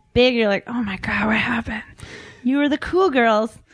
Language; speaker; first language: English; native; English